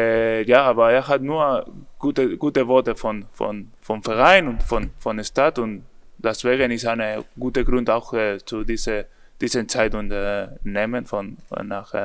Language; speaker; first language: German; non-native, learner; Spanish